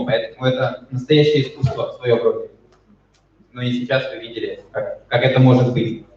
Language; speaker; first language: Russian; native; Russian